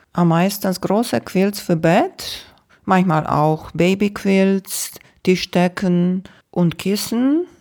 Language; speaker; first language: German; non-native, fluent; Romanian